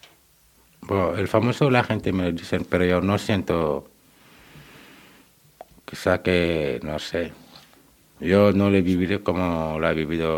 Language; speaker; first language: Spanish; non-native, learner; Wolof